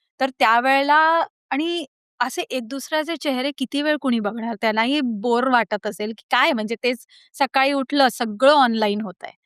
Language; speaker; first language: Marathi; early bilingual, heritage; Marathi